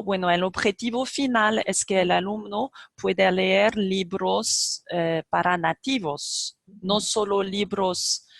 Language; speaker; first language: Spanish; non-native, fluent; French